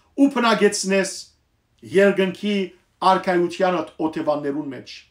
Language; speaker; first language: Armenian; native; Armenian